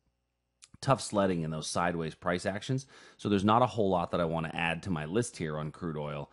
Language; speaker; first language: English; native; English